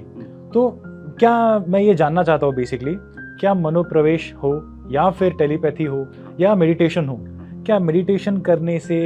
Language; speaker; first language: Hindi; native; Hindi